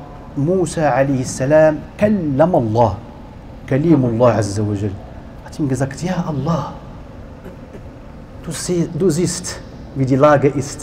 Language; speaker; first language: German; non-native, learner; Arabic